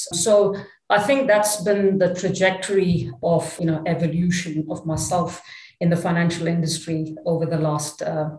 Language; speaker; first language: English; non-native, local second language; Tamil